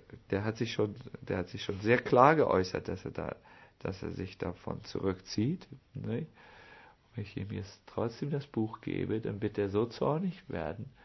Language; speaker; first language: German; native; German